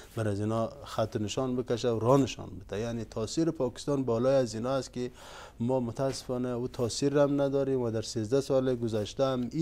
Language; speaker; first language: Persian; non-native, local second language; Uzbek